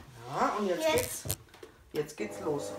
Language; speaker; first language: German; native; German